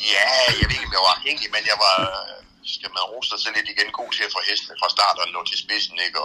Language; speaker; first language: Danish; native; Danish